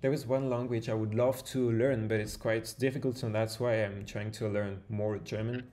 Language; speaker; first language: English; non-native, fluent; French